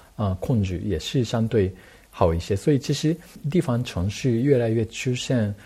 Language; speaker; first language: Chinese; non-native, fluent; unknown